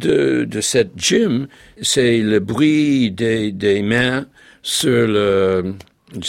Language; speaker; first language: French; non-native, fluent; English